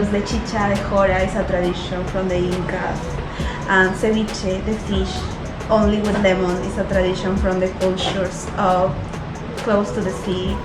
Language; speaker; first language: English; non-native, learner; Spanish